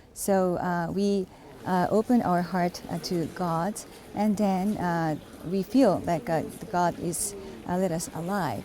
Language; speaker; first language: English; non-native, learner; Japanese